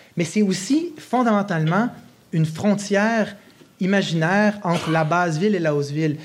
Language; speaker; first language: French; native; French